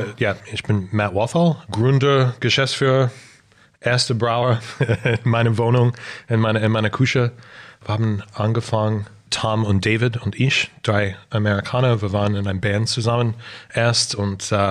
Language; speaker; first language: German; non-native, fluent; English